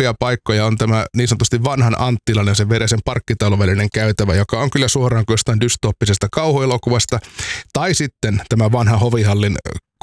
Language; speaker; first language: Finnish; native; Finnish